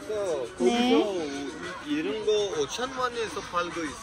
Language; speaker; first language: Korean; non-native, learner; Urdu